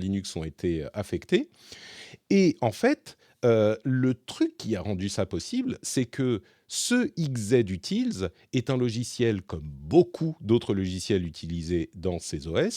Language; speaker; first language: French; native; French